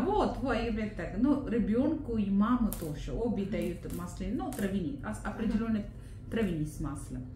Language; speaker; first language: Russian; non-native, learner; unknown